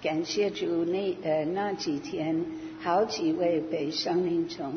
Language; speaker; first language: Chinese; non-native, fluent; English